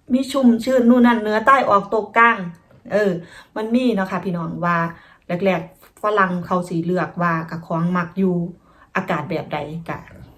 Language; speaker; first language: Thai; native; Thai